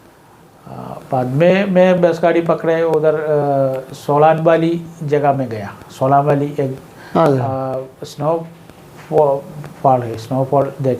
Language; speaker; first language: Hindi; non-native, local second language; Malayalam